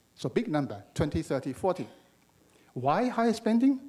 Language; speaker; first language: English; non-native, fluent; Chinese